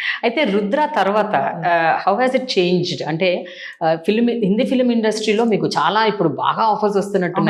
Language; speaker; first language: Telugu; native; Telugu